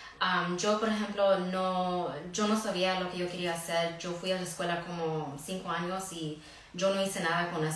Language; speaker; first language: Spanish; early bilingual, heritage; Spanish